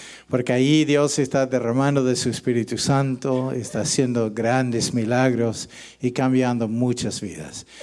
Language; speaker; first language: Spanish; non-native, fluent; English